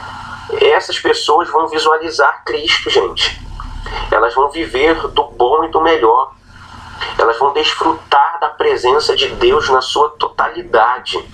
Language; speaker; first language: Portuguese; native; Portuguese